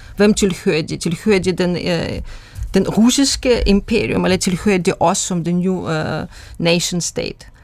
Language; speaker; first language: Danish; non-native, fluent; Russian